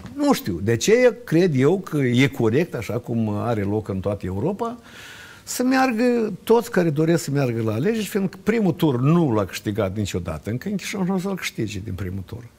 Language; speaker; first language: Romanian; native; Romanian